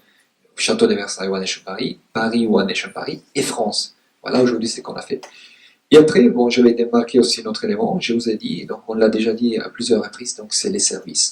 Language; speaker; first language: French; native; French